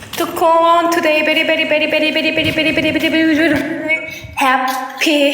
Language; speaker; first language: English; non-native, learner; Thai